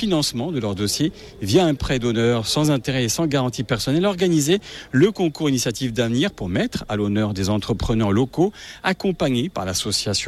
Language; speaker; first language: French; native; French